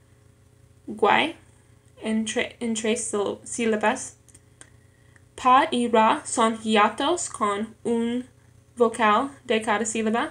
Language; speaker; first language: Spanish; non-native, learner; English